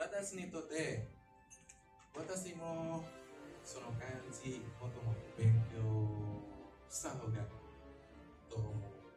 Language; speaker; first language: Japanese; non-native, learner; Indonesian